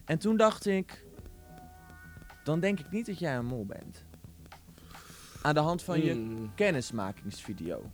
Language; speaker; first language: Dutch; native; Dutch